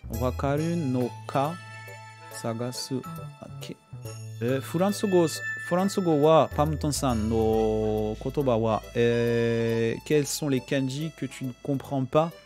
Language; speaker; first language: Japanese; non-native, learner; French